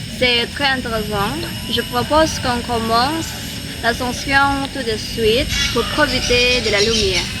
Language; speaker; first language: French; non-native, learner; Indonesian